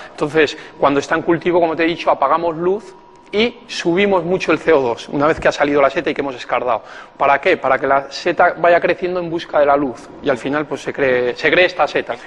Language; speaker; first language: Spanish; native; Spanish